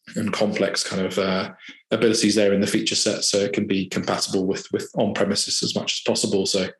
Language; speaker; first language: English; native; English